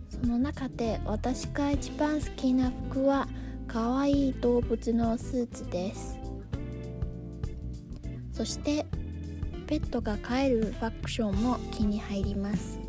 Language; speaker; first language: Japanese; non-native, learner; Chinese